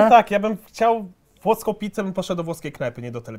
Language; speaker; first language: Polish; native; Polish